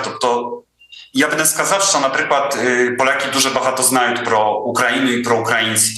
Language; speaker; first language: Ukrainian; non-native, fluent; Polish